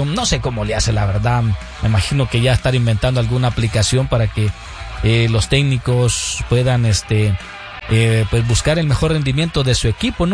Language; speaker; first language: Spanish; native; Spanish